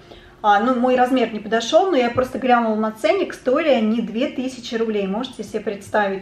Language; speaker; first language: Russian; native; Russian